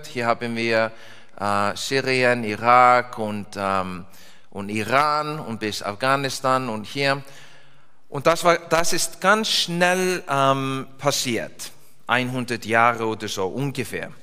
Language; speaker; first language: German; non-native, fluent; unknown